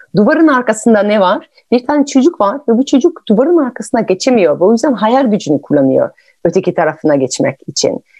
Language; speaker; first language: Turkish; non-native, fluent; French